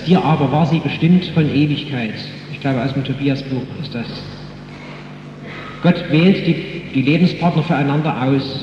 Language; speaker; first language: German; native; German